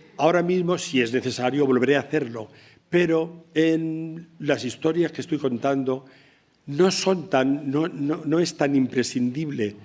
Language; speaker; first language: Spanish; native; Spanish